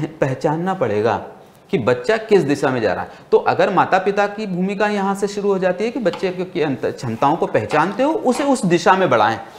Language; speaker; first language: Hindi; native; Hindi